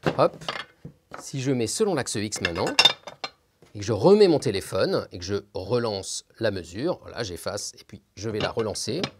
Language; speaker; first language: French; native; French